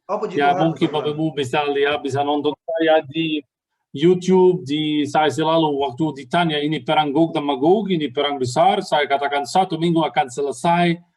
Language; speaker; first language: Indonesian; non-native, fluent; Arabic